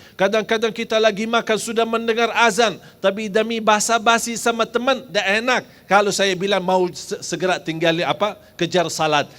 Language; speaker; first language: Malay; non-native, fluent; Arabic